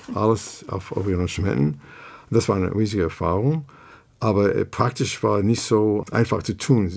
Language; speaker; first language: German; non-native, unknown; English